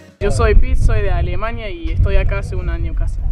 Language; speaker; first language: Spanish; non-native, learner; German